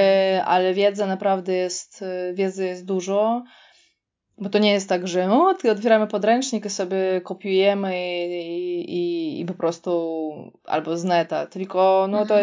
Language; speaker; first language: Polish; non-native, fluent; Russian